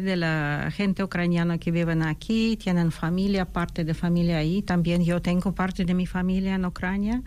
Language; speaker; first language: Spanish; non-native, fluent; Ukrainian